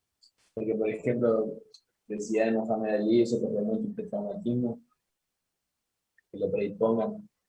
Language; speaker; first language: Spanish; native; Spanish